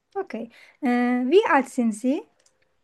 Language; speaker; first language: German; non-native, learner; Turkish